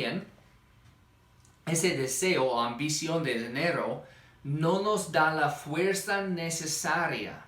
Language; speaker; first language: Spanish; non-native, fluent; English